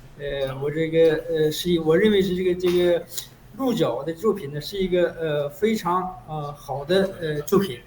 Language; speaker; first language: Chinese; non-native, fluent; Japanese